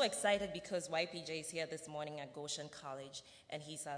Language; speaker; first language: English; non-native, local second language; Akan